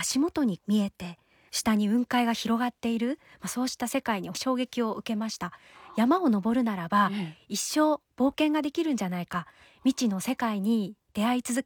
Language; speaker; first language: Japanese; native; Japanese